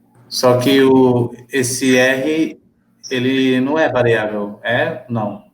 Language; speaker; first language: Portuguese; native; Portuguese